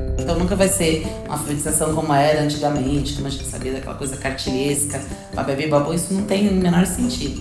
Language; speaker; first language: Portuguese; native; Portuguese